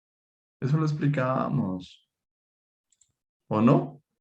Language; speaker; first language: Spanish; native; Spanish